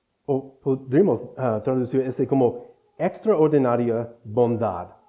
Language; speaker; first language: Spanish; non-native, fluent; English